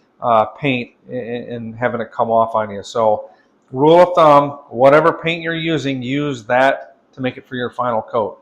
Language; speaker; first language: English; native; English